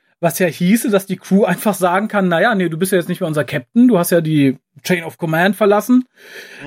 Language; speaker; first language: German; native; German